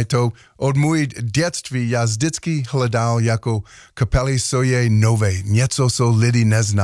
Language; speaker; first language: Czech; non-native, learner; English